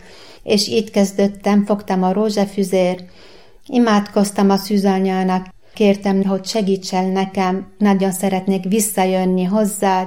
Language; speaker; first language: Hungarian; non-native, fluent; Arabic